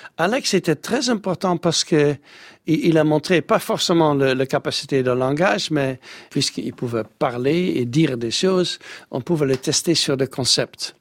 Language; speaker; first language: French; non-native, fluent; Dutch